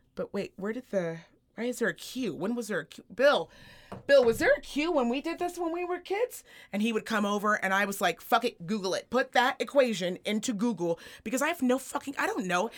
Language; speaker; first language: English; native; English